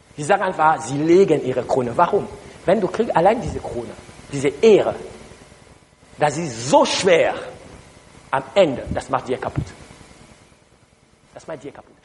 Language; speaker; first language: German; non-native, learner; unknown